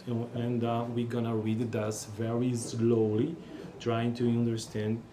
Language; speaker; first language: English; non-native, learner; Portuguese